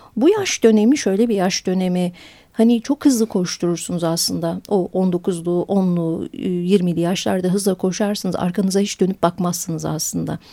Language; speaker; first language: Turkish; early bilingual, heritage; Turkish